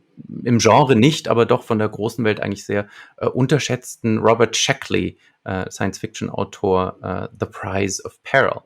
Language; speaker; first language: German; native; German